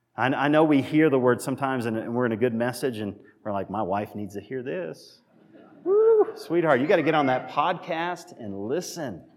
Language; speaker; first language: English; native; English